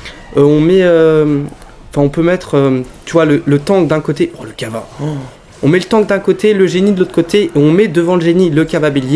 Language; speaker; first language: French; native; French